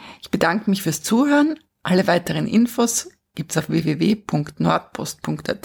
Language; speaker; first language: German; native; German